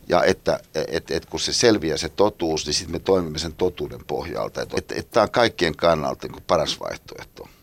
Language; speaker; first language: Finnish; native; Finnish